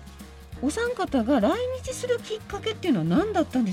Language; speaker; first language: Japanese; native; Japanese